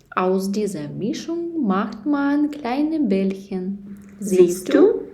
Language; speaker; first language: German; non-native, learner; Ukrainian